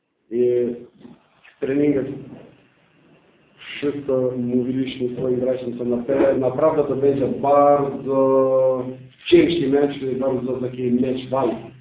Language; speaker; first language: Polish; non-native, learner; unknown